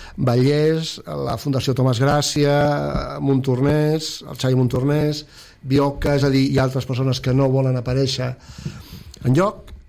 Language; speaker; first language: Catalan; native; Catalan